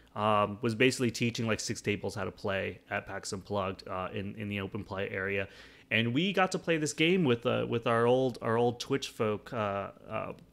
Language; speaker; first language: English; native; English